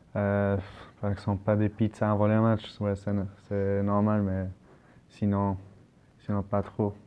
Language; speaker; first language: French; non-native, local second language; German